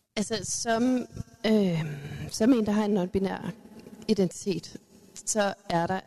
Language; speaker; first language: Danish; early bilingual, other home language; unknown